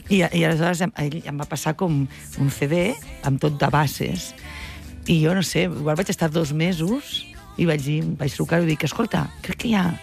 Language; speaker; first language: Catalan; non-native, local second language; Spanish